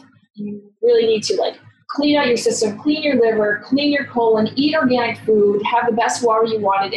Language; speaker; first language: English; native; English